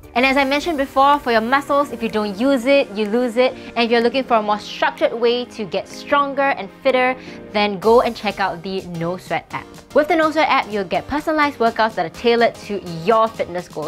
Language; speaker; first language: English; native; English